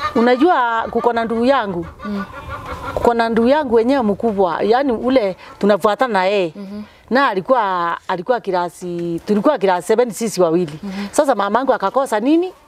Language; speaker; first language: Swahili; non-native, local second language; Meru